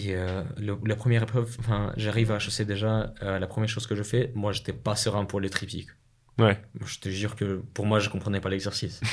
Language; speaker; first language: French; non-native, fluent; Russian